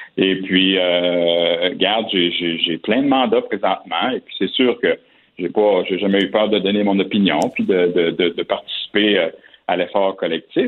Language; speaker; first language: French; native; French